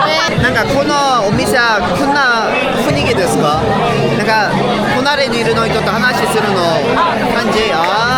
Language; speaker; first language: Japanese; non-native, learner; Korean